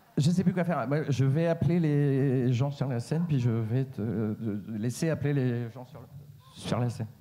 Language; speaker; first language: French; native; French